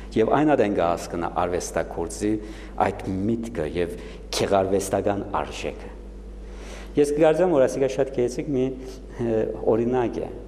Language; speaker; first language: Armenian; native; Armenian